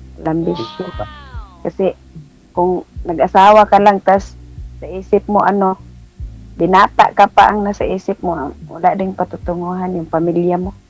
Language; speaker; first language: Filipino; non-native, local second language; Cebuano